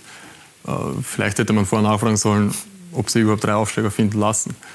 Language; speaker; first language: German; native; German